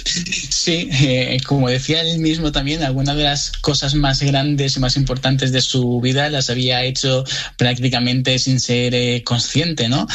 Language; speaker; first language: Spanish; native; Spanish